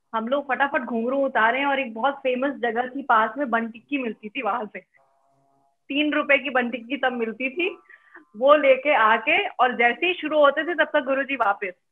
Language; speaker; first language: Hindi; native; Hindi